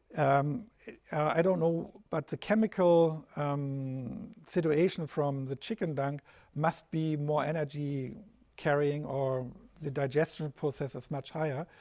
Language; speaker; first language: English; non-native, fluent; German